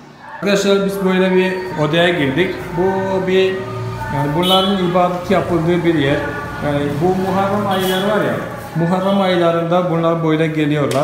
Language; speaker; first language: Turkish; non-native, fluent; Malayalam